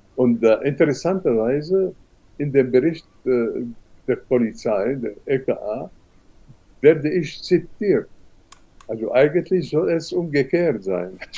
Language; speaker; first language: German; non-native, fluent; Arabic